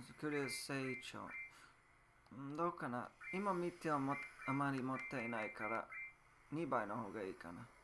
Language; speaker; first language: Japanese; non-native, learner; English